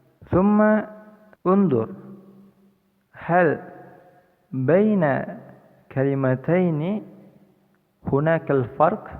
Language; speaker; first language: Arabic; non-native, fluent; Indonesian